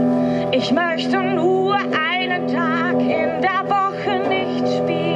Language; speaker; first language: German; non-native, learner; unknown